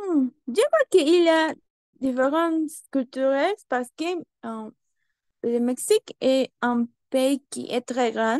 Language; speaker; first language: French; non-native, learner; Spanish